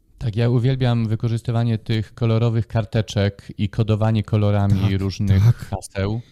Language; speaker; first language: Polish; native; Polish